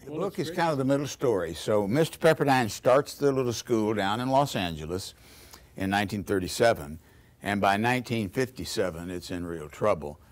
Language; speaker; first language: English; native; English